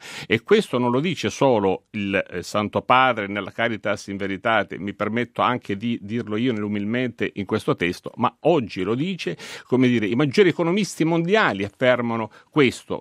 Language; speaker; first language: Italian; native; Italian